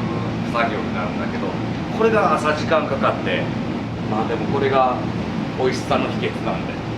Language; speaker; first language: Japanese; native; Japanese